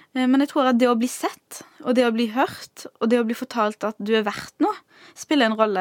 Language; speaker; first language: Norwegian; early bilingual, other home language; Arabic